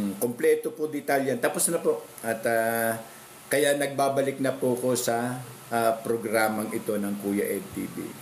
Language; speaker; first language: Filipino; non-native, local second language; Cebuano